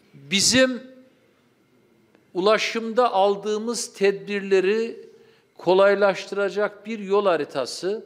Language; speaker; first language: Turkish; native; Turkish